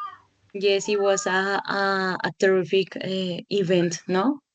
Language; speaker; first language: English; non-native, learner; Spanish